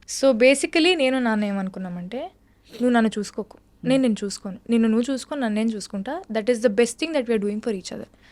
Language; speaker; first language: Telugu; native; Telugu